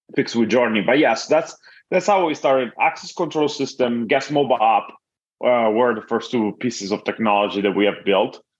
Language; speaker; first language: English; non-native, fluent; Italian